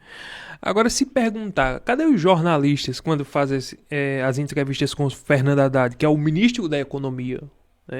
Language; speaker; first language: Portuguese; native; Portuguese